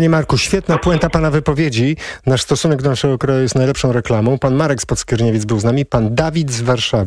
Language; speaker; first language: Polish; native; Polish